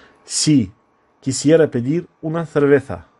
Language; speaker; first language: Spanish; non-native, fluent; Russian